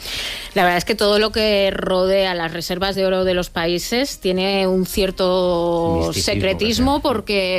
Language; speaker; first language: Spanish; native; Spanish